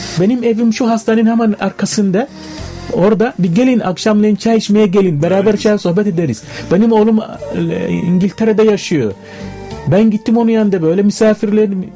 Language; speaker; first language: Turkish; non-native, fluent; Arabic